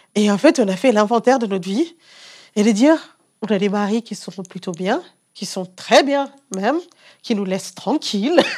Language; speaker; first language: French; non-native, fluent; English